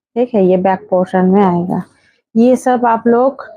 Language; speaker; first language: Hindi; non-native, local second language; Bangla